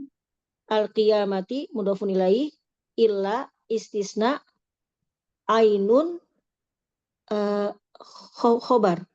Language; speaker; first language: Arabic; non-native, learner; Indonesian